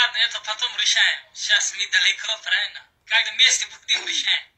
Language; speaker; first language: Russian; non-native, learner; Uzbek